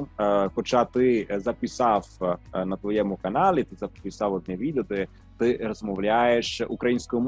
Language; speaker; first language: Ukrainian; non-native, fluent; Italian